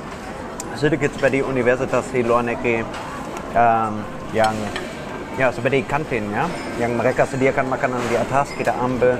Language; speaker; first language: Indonesian; non-native, fluent; German